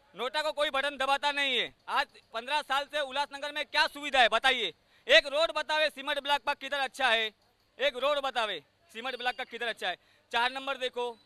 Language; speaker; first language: Hindi; non-native, local second language; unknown